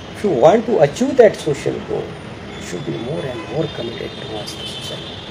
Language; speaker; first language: English; non-native, local second language; Marathi